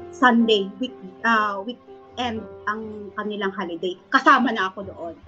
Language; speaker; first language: Filipino; native; Filipino